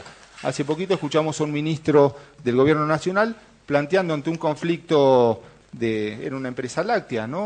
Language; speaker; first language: Spanish; native; Spanish